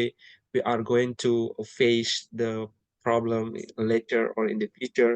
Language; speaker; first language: English; non-native, learner; Indonesian